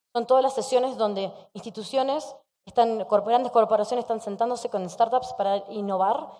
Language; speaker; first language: Spanish; native; Spanish